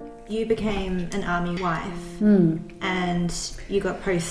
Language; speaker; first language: English; non-native, local second language; Cantonese